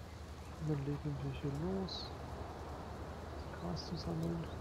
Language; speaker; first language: German; native; German